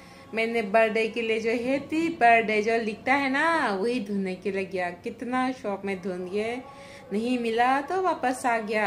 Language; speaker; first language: Hindi; non-native, local second language; Bangla